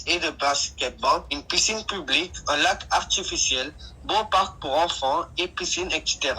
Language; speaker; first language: French; non-native, learner; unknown